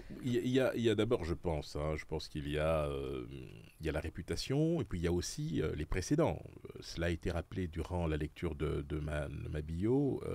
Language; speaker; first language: French; native; French